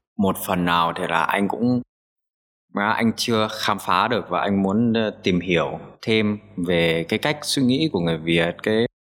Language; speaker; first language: Vietnamese; early bilingual, heritage; Vietnamese